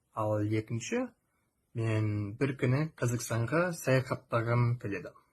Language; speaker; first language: Kazakh; non-native, learner; English